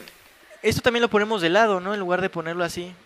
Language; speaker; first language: Spanish; native; Spanish